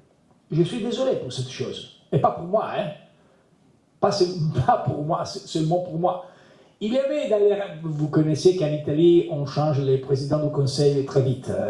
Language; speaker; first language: French; non-native, learner; Italian